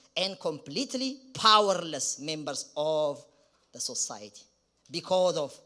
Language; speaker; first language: English; non-native, local second language; Amharic